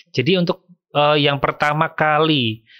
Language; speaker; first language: Indonesian; native; Indonesian